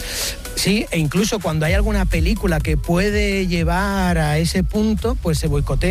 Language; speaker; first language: Spanish; native; Spanish